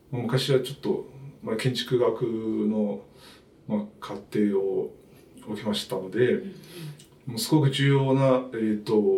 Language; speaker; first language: Japanese; non-native, fluent; Chinese